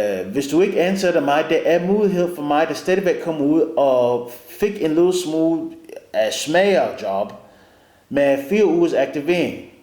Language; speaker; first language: Danish; non-native, learner; English